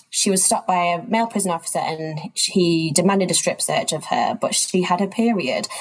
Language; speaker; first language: English; native; English